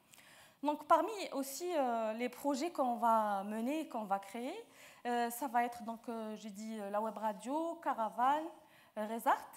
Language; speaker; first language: French; non-native, local second language; Arabic